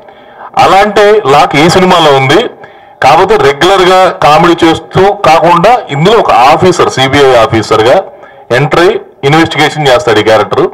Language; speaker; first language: Telugu; native; Telugu